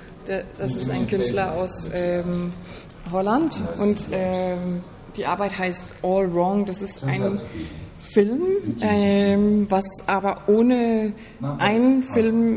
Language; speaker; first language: German; non-native, fluent; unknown